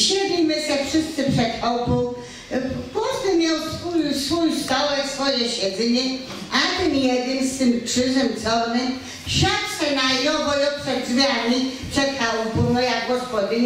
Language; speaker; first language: Polish; native; Polish